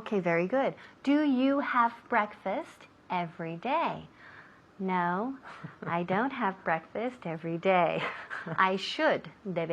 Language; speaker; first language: English; non-native, fluent; Spanish